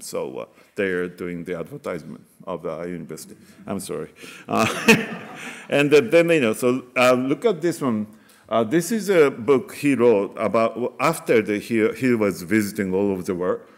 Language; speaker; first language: English; non-native, fluent; Japanese